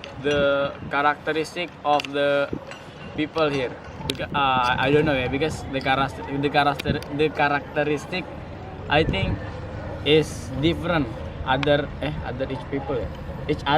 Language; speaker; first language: English; non-native, learner; Indonesian